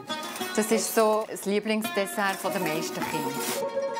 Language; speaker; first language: German; native; German